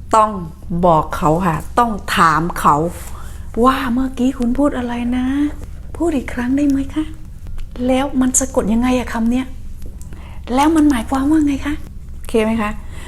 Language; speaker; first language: Thai; native; Thai